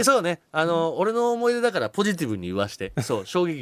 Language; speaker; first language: Japanese; native; Japanese